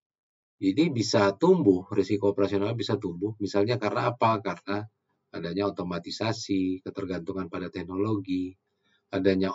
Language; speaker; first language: Indonesian; native; Indonesian